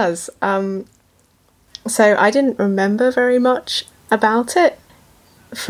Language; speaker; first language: English; native; English